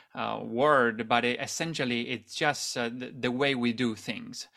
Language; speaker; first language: English; non-native, fluent; Italian